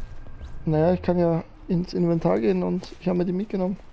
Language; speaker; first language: German; native; German